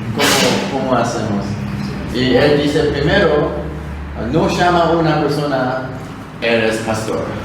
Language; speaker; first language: Spanish; non-native, learner; Korean